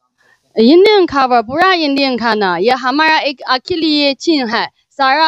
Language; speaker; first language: Hindi; non-native, learner; Chinese